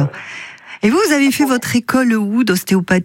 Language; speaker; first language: French; native; French